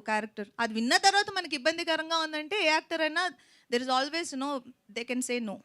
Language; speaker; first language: Telugu; native; Telugu